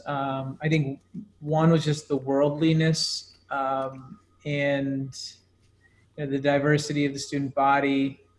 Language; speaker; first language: English; native; English